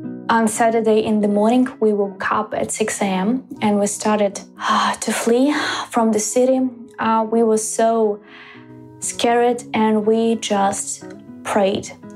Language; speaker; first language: English; non-native, fluent; Ukrainian